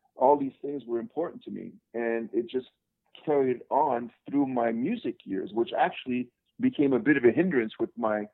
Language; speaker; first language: English; native; English